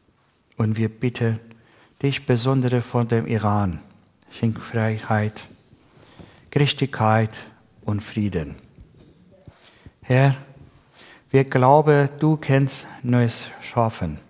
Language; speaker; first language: German; non-native, learner; Persian